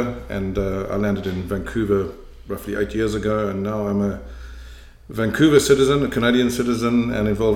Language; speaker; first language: English; native; English